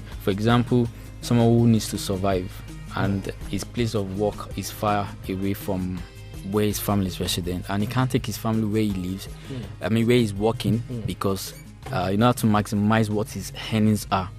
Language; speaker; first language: English; non-native, local second language; Yoruba